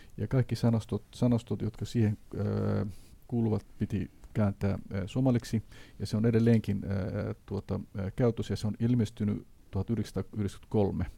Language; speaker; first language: Finnish; non-native, fluent; Somali